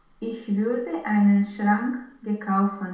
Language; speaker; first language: German; non-native, learner; Romanian